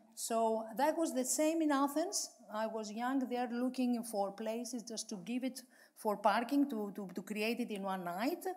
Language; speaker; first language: English; non-native, fluent; Greek